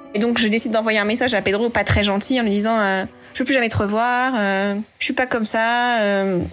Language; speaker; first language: French; native; French